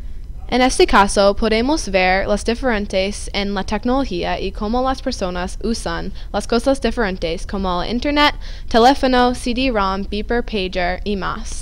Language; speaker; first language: Spanish; non-native, learner; English